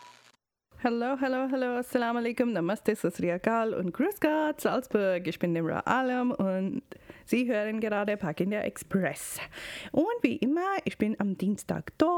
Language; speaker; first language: German; non-native, fluent; Urdu